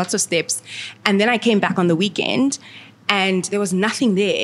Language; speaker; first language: English; non-native, local second language; Shona